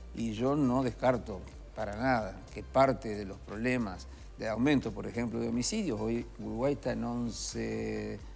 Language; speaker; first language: Spanish; native; Spanish